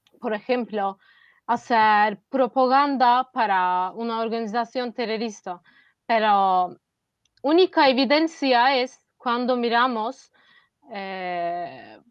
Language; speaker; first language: Spanish; non-native, fluent; Turkish